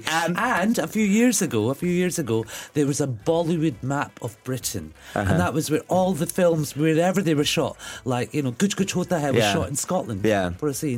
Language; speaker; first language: English; native; English